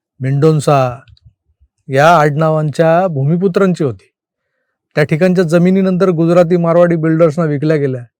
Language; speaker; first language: Marathi; native; Marathi